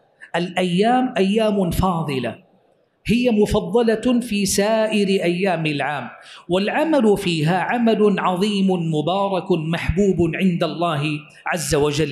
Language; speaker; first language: Arabic; native; Arabic